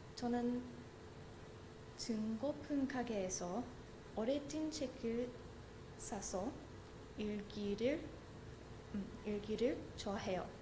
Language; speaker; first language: Korean; non-native, learner; English